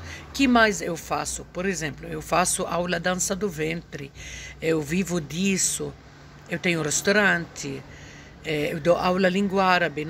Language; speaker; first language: Portuguese; non-native, fluent; Arabic